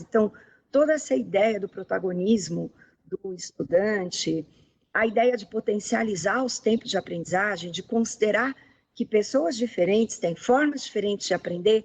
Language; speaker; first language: Portuguese; native; Portuguese